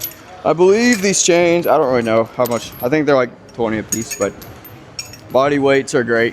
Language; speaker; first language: English; native; English